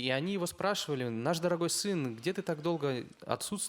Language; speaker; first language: Russian; native; Russian